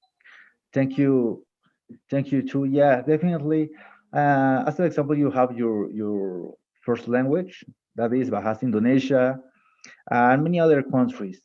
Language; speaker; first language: English; non-native, fluent; Spanish